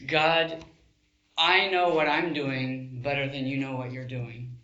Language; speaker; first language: English; native; English